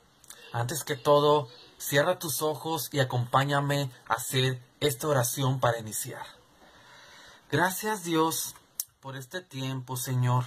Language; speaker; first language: Spanish; native; Spanish